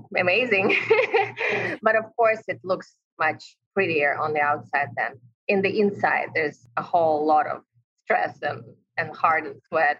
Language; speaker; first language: English; non-native, fluent; Ukrainian